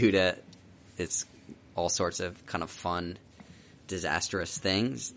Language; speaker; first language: English; native; English